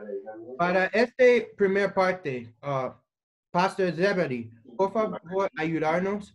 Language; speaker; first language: Spanish; non-native, learner; English